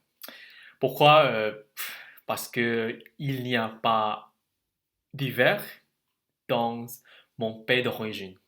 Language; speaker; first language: French; non-native, learner; Indonesian